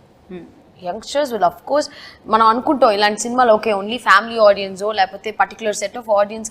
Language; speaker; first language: Telugu; non-native, fluent; Tamil